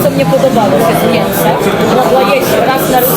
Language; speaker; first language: Polish; non-native, learner; Ukrainian